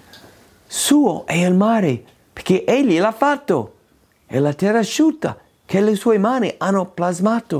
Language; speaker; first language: Italian; non-native, fluent; English